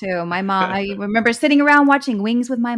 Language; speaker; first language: English; native; English